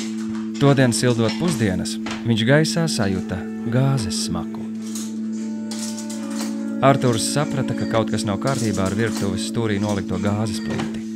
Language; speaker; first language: Latvian; native; Latvian